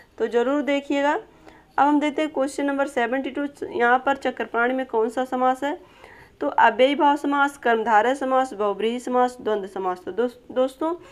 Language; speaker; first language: Hindi; native; Hindi